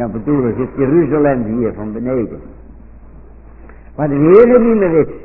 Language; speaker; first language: Dutch; native; Dutch